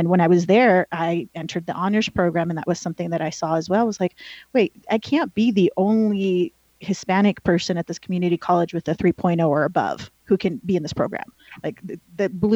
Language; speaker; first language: English; early bilingual, other home language; Spanish